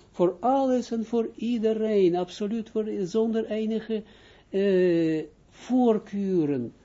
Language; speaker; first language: Dutch; non-native, fluent; Hebrew